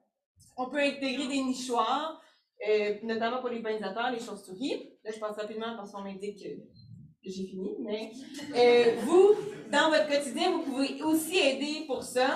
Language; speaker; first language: French; native; French